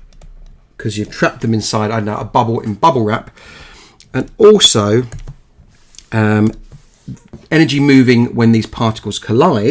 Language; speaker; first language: English; native; English